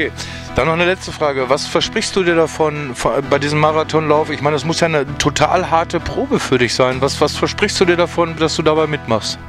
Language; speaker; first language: German; native; German